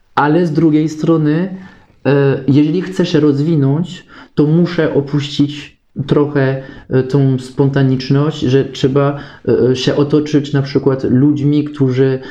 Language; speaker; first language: Polish; non-native, fluent; French